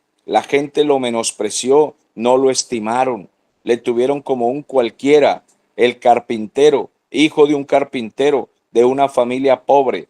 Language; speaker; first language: Spanish; native; Spanish